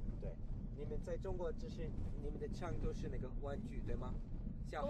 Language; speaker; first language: Chinese; non-native, learner; English